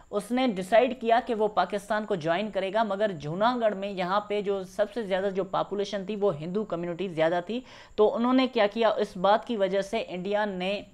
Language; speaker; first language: Urdu; non-native, local second language; Sindhi